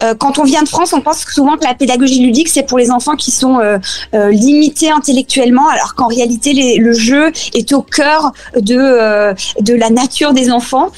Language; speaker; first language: French; early bilingual, other home language; Spanish